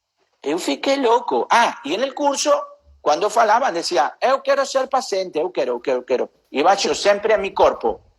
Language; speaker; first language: Portuguese; non-native, learner; Spanish